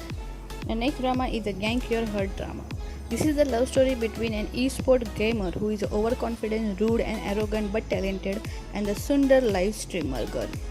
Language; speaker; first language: English; non-native, fluent; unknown